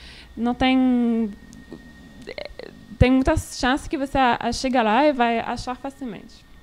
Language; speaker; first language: Portuguese; non-native, learner; French